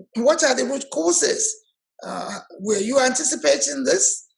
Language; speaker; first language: English; non-native, local second language; Yoruba